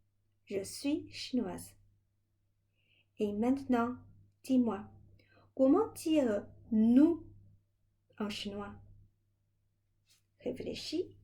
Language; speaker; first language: French; non-native, fluent; Chinese